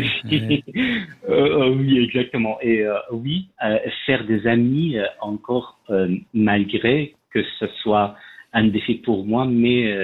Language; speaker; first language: French; non-native, learner; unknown